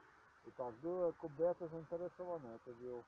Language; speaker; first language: Polish; non-native, learner; Ukrainian